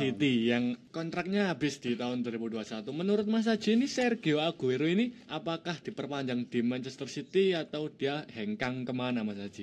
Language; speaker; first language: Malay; non-native, local second language; Javanese